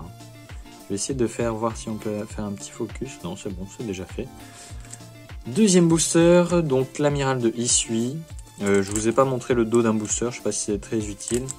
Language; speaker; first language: French; native; French